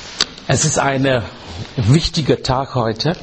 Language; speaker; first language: German; non-native, fluent; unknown